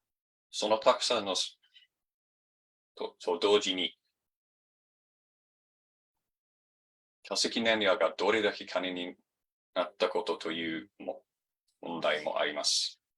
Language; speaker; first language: Japanese; non-native, fluent; English